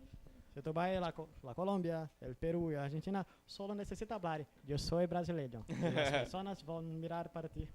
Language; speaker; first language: Spanish; non-native, learner; Portuguese